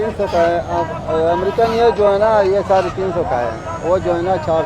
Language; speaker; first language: Hindi; non-native, learner; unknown